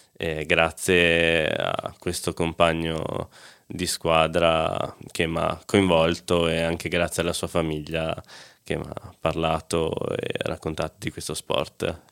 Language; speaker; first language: Italian; native; Italian